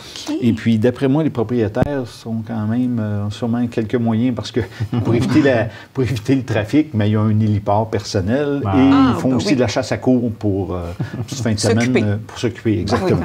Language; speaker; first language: French; native; French